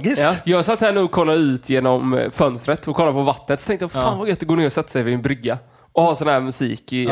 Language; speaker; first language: Swedish; native; Swedish